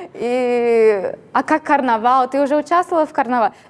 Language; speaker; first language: Russian; non-native, fluent; Portuguese